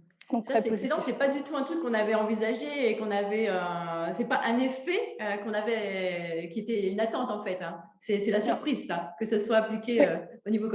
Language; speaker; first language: French; native; French